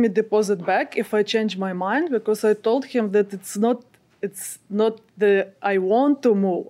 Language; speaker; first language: English; non-native, learner; Ukrainian